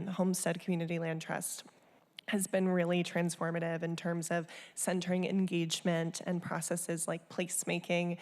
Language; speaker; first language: English; native; English